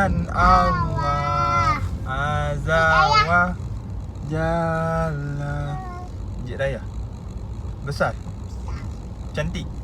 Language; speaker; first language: Indonesian; non-native, local second language; Achinese